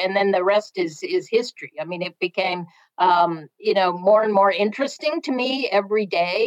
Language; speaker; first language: English; native; English